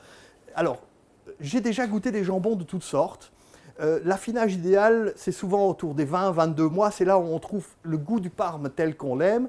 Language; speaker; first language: French; native; French